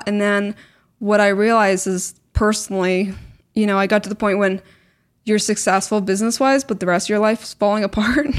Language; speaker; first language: English; native; English